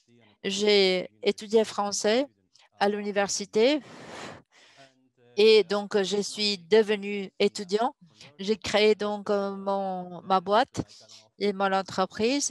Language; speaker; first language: French; non-native, fluent; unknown